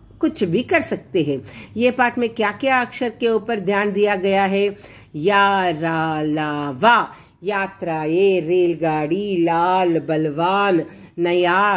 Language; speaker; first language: Hindi; non-native, local second language; Telugu